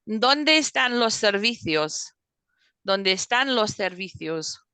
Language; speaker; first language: Spanish; non-native, fluent; English